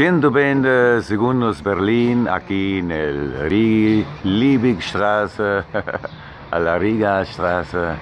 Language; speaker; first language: Spanish; non-native, learner; German